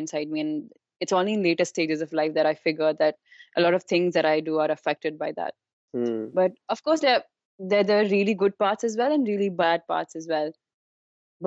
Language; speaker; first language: English; non-native, local second language; Kashmiri